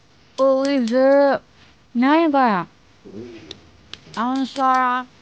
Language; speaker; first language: Japanese; non-native, learner; Filipino